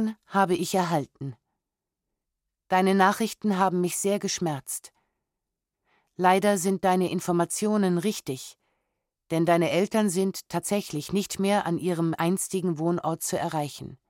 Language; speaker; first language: German; native; German